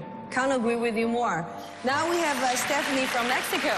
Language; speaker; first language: English; non-native, fluent; Chinese